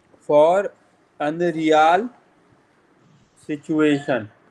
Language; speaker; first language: English; non-native, local second language; Hindi